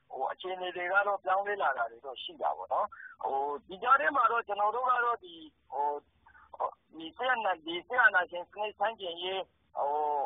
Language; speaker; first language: Burmese; native; Burmese